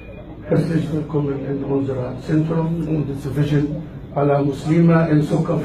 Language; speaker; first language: German; non-native, learner; Arabic